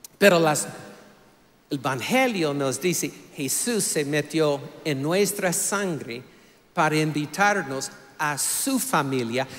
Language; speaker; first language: Spanish; non-native, fluent; English